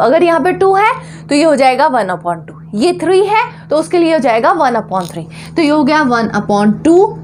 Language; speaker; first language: Hindi; native; Hindi